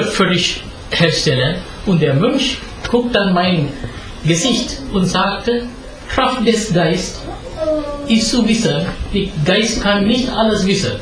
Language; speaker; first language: German; non-native, fluent; Sinhala